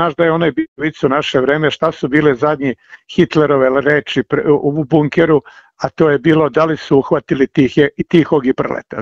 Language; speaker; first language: Serbian; native; Serbian